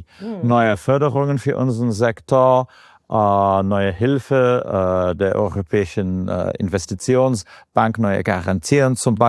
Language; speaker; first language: German; non-native, fluent; English